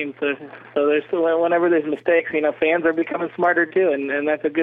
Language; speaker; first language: English; native; English